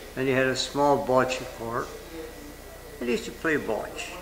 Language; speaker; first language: English; native; English